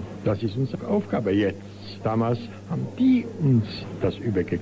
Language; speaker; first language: German; non-native, local second language; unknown